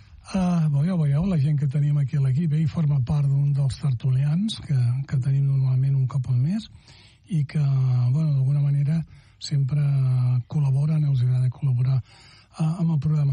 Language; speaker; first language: Catalan; native; Catalan